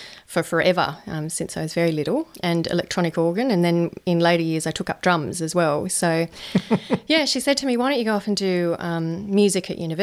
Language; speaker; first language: English; native; English